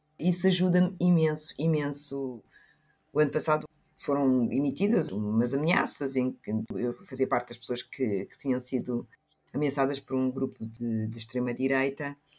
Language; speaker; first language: Portuguese; early bilingual, other home language; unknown